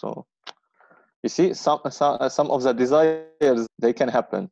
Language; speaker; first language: English; non-native, fluent; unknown